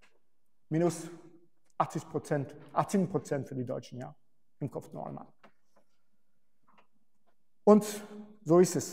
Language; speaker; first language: German; non-native, fluent; French